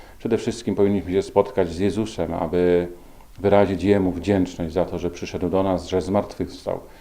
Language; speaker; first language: Polish; native; Polish